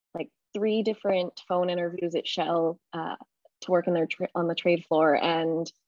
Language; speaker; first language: English; native; English